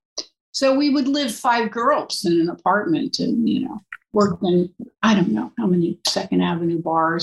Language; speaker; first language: English; native; English